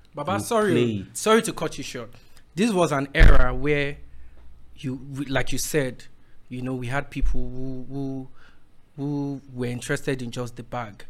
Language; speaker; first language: English; non-native, local second language; Yoruba